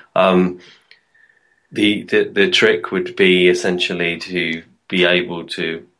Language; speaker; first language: English; native; English